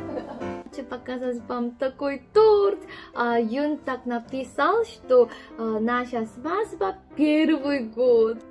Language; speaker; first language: Russian; non-native, fluent; Korean